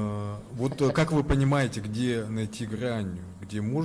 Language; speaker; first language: Russian; native; Russian